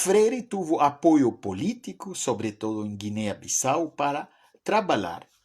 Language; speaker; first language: Portuguese; non-native, fluent; French